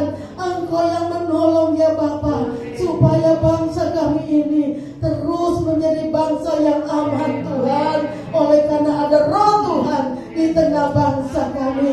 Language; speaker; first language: Indonesian; native; Indonesian